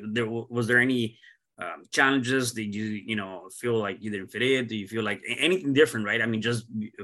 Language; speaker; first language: English; early bilingual, other home language; Spanish